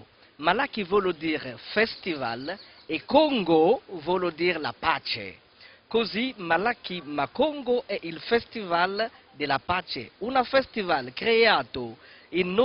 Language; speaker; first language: Italian; non-native, fluent; Kongo